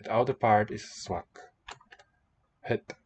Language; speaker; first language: Dutch; non-native, learner; English